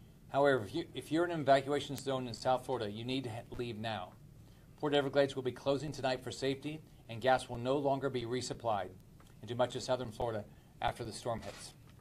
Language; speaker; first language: English; native; English